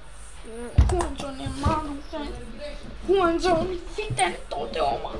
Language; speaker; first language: German; early bilingual, other home language; Turkish